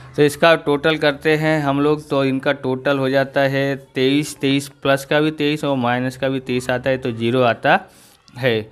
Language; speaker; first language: Hindi; non-native, local second language; Gujarati